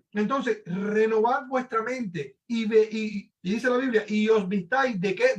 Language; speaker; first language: Spanish; native; Spanish